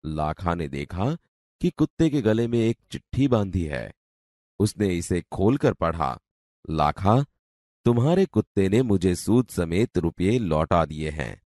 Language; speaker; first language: Hindi; non-native, local second language; Gujarati